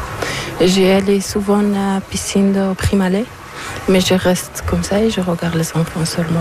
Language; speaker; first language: French; non-native, learner; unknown